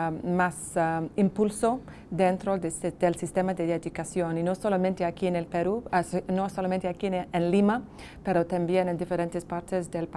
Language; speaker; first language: Spanish; non-native, fluent; English